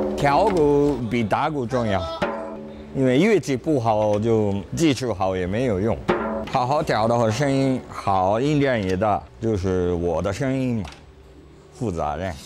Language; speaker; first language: Chinese; non-native, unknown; Japanese